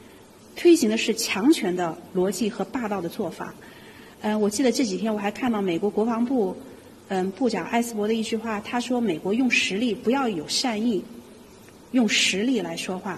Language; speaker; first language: Chinese; native; Chinese